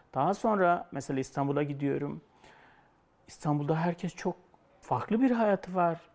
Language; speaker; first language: Turkish; native; Turkish